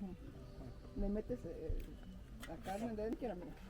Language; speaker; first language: Spanish; native; Spanish